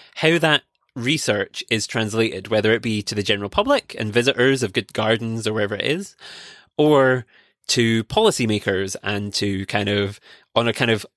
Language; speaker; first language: English; native; English